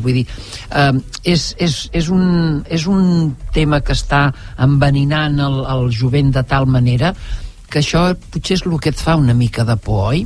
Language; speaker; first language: Catalan; native; Catalan